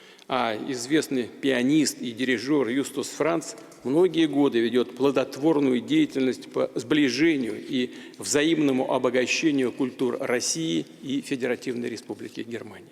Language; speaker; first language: Russian; native; Russian